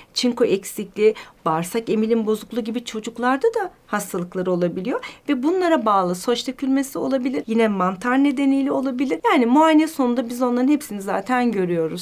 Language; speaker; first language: Turkish; native; Turkish